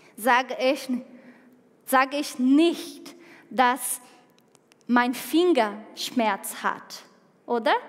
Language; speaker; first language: German; non-native, fluent; Portuguese